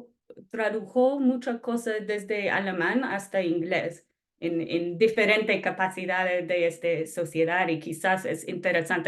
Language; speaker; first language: Spanish; non-native, fluent; English